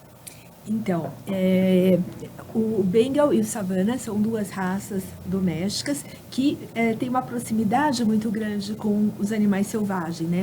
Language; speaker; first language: Portuguese; native; Portuguese